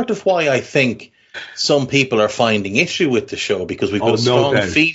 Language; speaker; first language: English; native; English